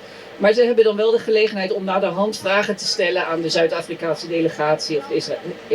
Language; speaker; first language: Dutch; native; Dutch